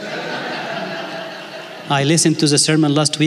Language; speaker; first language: English; non-native, fluent; Arabic